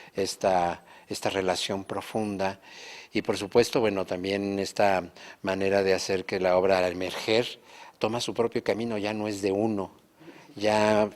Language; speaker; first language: Spanish; native; Spanish